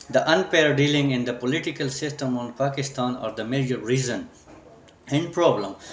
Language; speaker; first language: English; non-native, local second language; Urdu